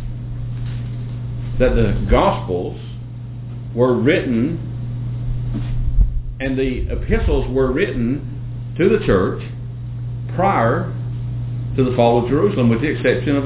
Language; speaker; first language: English; native; English